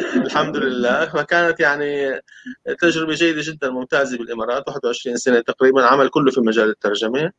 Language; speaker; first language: Arabic; native; Arabic